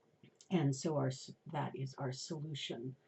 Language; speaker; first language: English; native; English